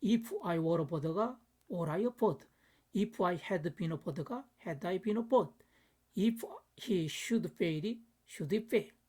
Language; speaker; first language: English; non-native, fluent; Korean